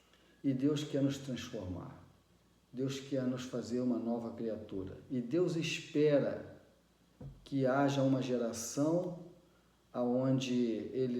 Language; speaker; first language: Portuguese; native; Portuguese